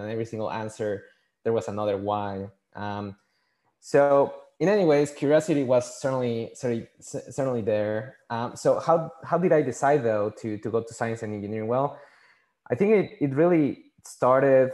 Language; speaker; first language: English; non-native, fluent; Spanish